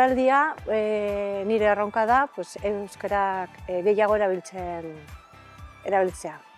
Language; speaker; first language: Basque; non-native, learner; Spanish